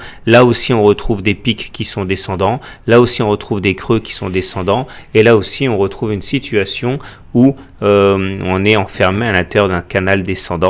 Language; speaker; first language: French; native; French